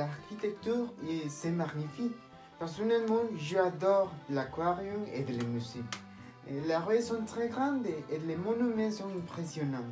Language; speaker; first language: French; non-native, learner; Spanish